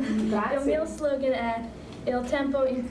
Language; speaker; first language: Italian; non-native, learner; English